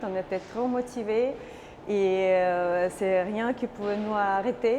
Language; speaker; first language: French; non-native, learner; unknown